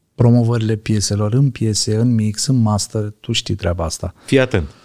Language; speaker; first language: Romanian; native; Romanian